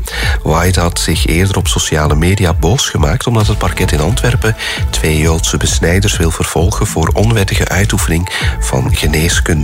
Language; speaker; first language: Dutch; native; Dutch